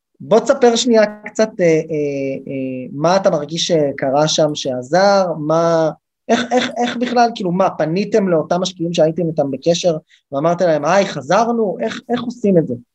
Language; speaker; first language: Hebrew; native; Hebrew